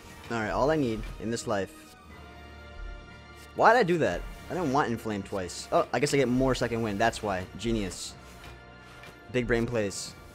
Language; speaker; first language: English; early bilingual, other home language; Spanish